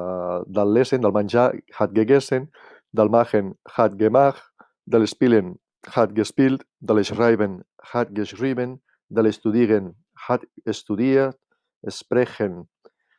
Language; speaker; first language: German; non-native, fluent; Catalan